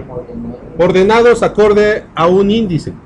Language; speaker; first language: Spanish; native; Spanish